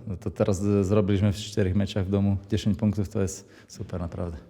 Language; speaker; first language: Polish; non-native, fluent; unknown